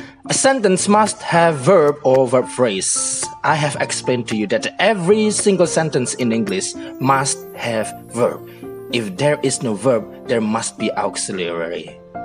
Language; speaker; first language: English; non-native, fluent; Indonesian